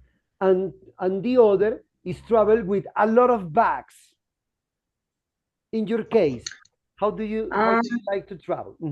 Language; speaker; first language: English; non-native, fluent; Spanish